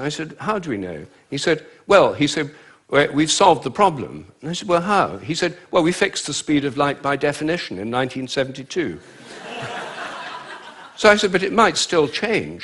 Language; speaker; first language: English; native; English